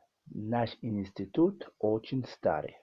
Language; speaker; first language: Russian; non-native, learner; Tajik